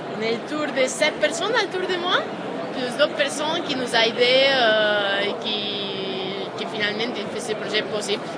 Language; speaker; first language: French; non-native, fluent; Spanish